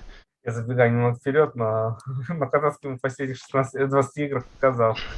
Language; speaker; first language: Russian; native; Russian